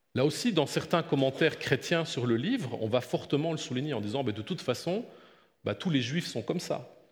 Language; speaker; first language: French; native; French